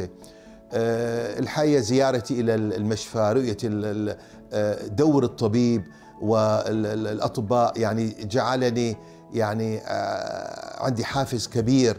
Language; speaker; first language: Arabic; native; Arabic